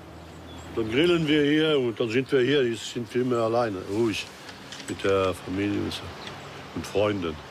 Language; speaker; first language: German; non-native, local second language; Luxembourgish